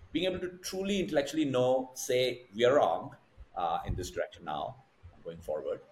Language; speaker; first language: English; non-native, local second language; Hindi